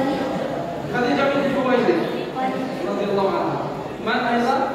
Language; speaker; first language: Indonesian; non-native, learner; Arabic